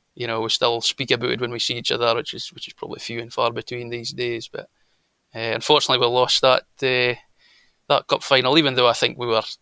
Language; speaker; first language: English; native; English